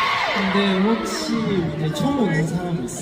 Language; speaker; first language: Korean; non-native, fluent; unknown